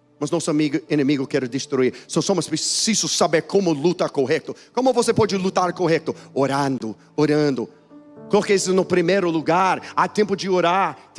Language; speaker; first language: Portuguese; non-native, learner; English